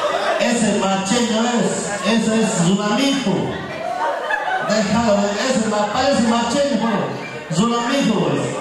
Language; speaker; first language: Spanish; native; Spanish